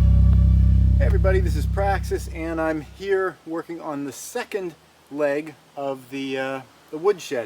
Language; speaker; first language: English; native; English